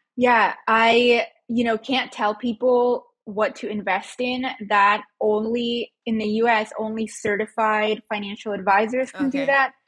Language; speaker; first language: English; early bilingual, other home language; Spanish